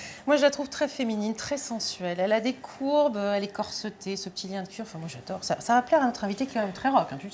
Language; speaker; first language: French; native; French